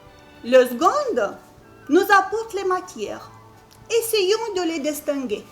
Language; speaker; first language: French; non-native, fluent; Romanian